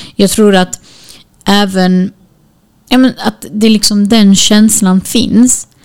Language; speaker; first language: Swedish; early bilingual, other home language; Kurdish